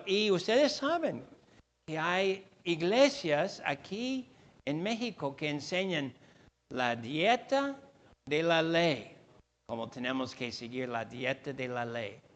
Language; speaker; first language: Spanish; non-native, fluent; English